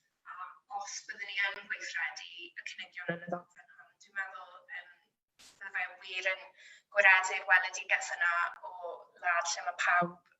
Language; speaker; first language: Welsh; native; Welsh